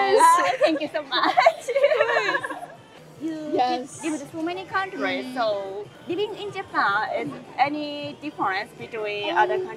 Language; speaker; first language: English; non-native, learner; Japanese